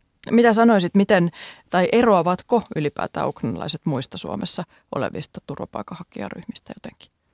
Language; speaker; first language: Finnish; native; Finnish